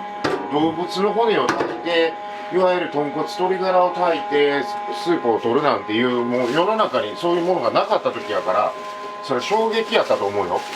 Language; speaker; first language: Japanese; native; Japanese